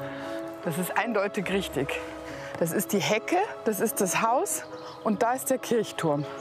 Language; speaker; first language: German; native; German